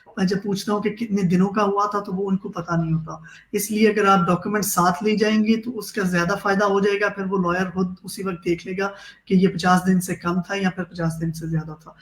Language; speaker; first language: Urdu; native; Urdu